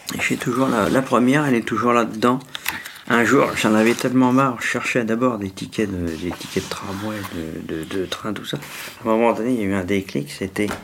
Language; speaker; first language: French; native; French